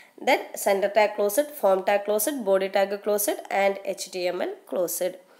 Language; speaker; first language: English; non-native, local second language; Malayalam